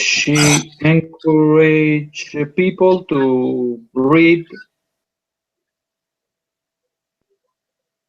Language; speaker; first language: English; non-native, learner; Italian